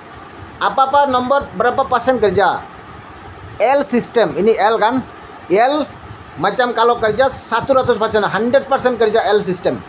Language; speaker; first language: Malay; non-native, learner; Bangla